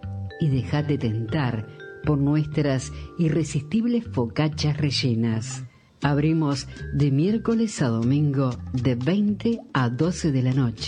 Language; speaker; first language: Spanish; native; Spanish